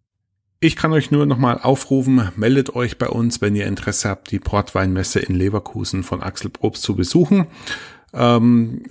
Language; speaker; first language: German; native; German